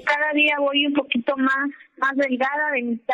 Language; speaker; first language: Spanish; native; Spanish